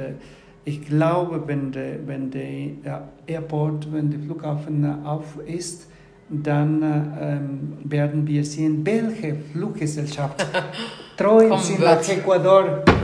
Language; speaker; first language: German; non-native, fluent; Spanish